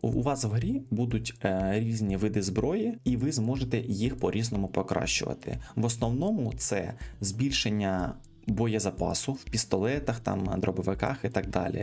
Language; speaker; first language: Ukrainian; native; Ukrainian